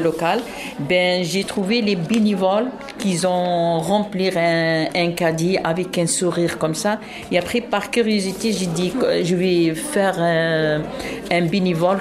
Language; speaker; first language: French; non-native, fluent; Arabic